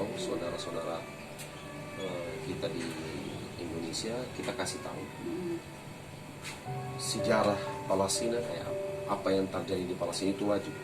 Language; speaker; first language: Indonesian; non-native, fluent; Arabic